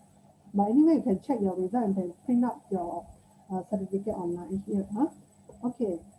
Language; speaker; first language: English; non-native, local second language; Chinese